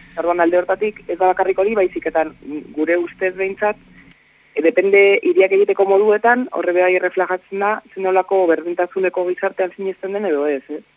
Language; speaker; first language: Basque; native; Basque